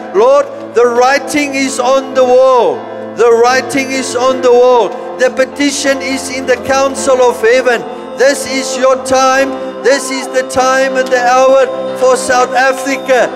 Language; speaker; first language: English; non-native, local second language; Afrikaans